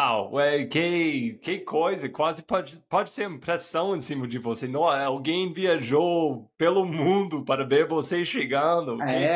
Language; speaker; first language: Portuguese; non-native, fluent; English